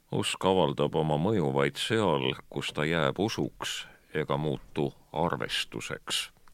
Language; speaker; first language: Estonian; native; Estonian